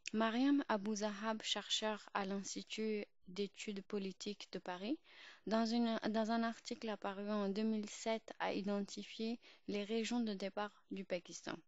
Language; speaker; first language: French; early bilingual, other home language; Urdu